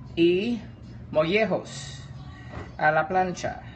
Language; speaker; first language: Spanish; non-native, learner; English